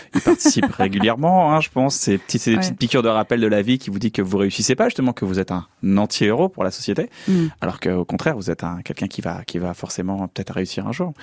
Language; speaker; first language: French; native; French